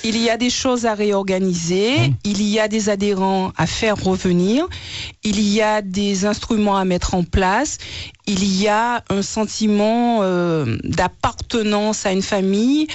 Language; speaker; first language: French; native; French